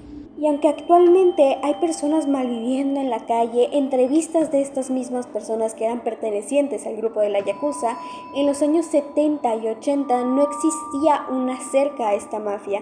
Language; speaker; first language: Spanish; native; Spanish